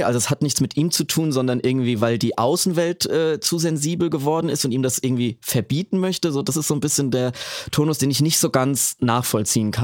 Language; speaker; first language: German; native; German